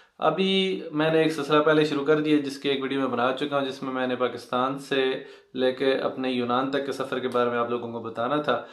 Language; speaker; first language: Hindi; non-native, local second language; Punjabi